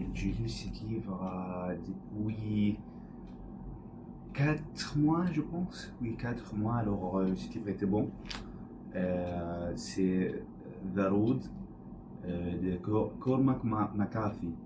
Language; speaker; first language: French; non-native, learner; English